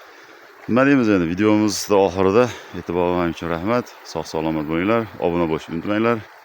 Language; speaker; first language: Uzbek; native; Uzbek